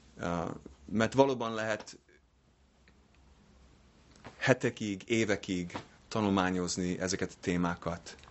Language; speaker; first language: Hungarian; non-native, fluent; English